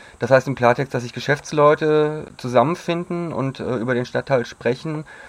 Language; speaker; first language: German; native; German